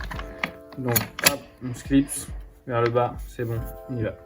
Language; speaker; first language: French; native; French